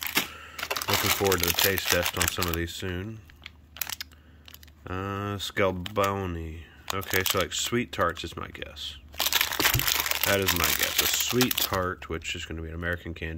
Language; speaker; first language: English; native; English